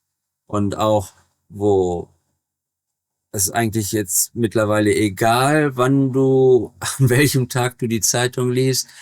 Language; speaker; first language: German; native; German